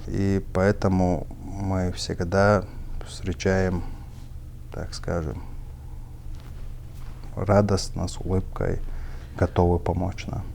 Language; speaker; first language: Russian; non-native, local second language; Chechen